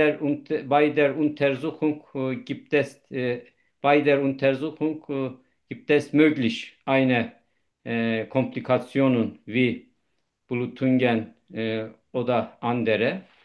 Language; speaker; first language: German; non-native, learner; Turkish